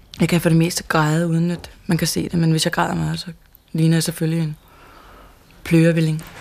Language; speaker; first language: Danish; native; Danish